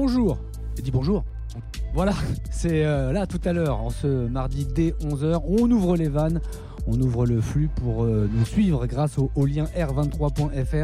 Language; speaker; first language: French; native; French